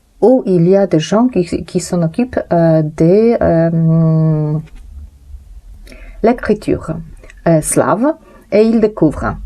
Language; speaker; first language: French; non-native, fluent; Polish